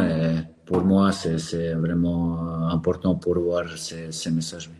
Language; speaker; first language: French; non-native, learner; Serbian